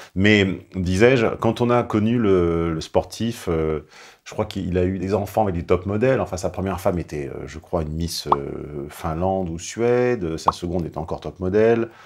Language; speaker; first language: French; native; French